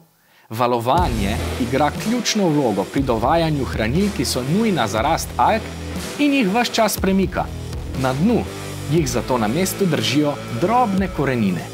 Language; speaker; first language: Slovenian; native; Slovenian